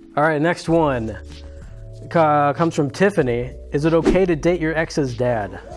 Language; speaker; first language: English; native; English